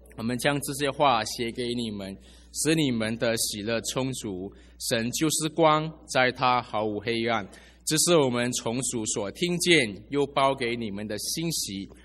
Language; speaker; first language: Chinese; native; Chinese